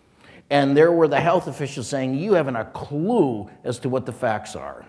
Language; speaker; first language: English; native; English